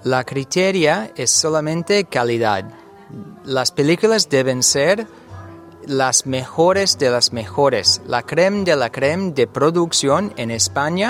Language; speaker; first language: Spanish; non-native, fluent; English